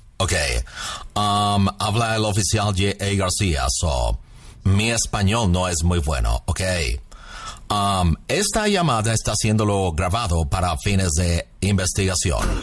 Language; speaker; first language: Spanish; non-native, learner; English